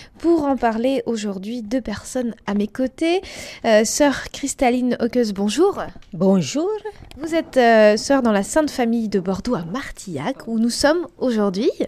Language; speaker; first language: French; native; French